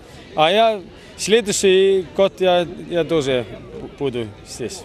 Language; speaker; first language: Russian; non-native, local second language; Estonian